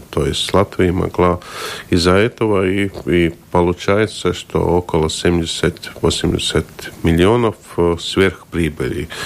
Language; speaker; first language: Russian; non-native, local second language; Latvian